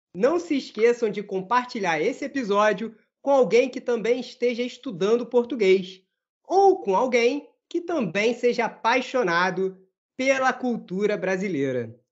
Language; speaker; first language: Portuguese; native; Portuguese